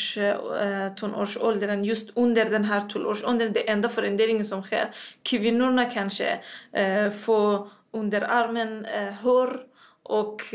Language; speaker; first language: Swedish; non-native, fluent; Persian